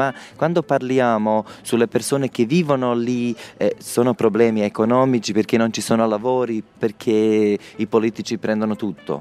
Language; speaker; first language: Italian; non-native, fluent; Bosnian